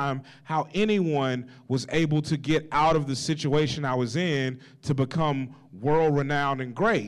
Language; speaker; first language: English; native; English